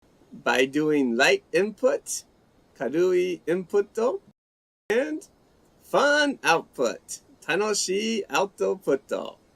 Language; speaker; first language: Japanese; non-native, fluent; English